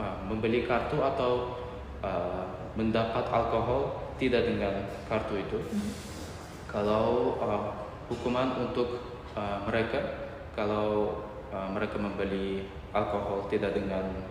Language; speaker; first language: Indonesian; non-native, learner; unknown